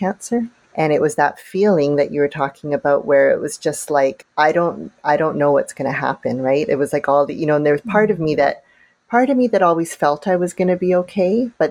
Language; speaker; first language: English; native; English